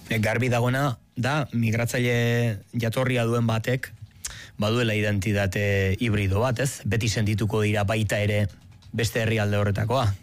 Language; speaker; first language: Basque; native; Basque